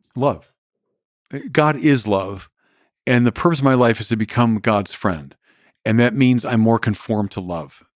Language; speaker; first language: English; native; English